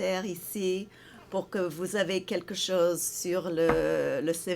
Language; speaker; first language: French; non-native, fluent; English